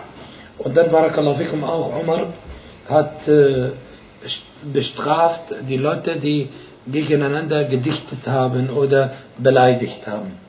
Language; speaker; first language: German; non-native, fluent; Arabic